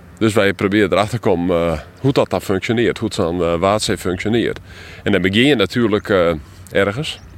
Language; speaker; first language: Dutch; non-native, local second language; Western Frisian